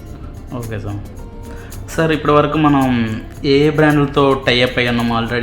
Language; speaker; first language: Telugu; native; Telugu